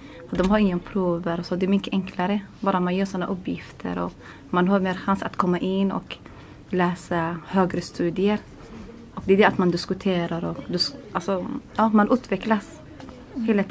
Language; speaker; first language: Swedish; non-native, learner; Arabic